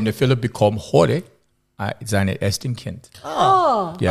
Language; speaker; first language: German; non-native, learner; English